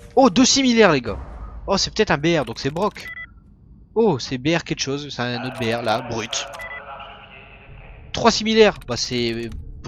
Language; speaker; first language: French; native; French